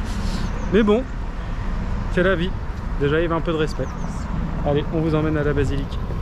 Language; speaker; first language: French; native; French